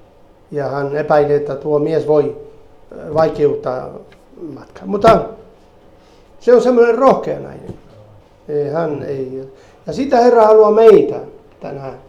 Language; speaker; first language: Finnish; non-native, fluent; Spanish